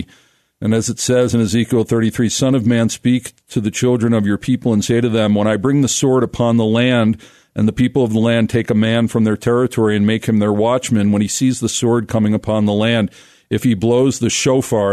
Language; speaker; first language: English; native; English